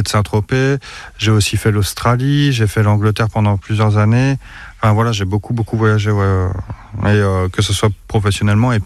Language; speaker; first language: French; native; French